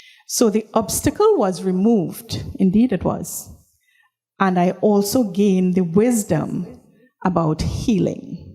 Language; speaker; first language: English; native; English